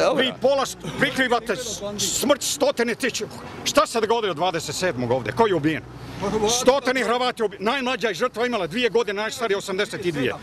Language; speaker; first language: Bosnian; early bilingual, heritage; Croatian